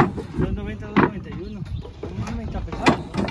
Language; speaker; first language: Spanish; native; Spanish